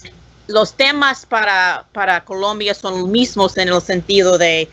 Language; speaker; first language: Spanish; non-native, learner; English